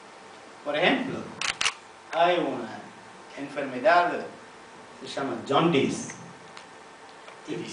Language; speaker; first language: Spanish; non-native, fluent; Tamil